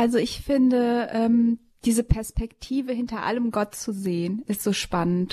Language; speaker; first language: German; early bilingual, other home language; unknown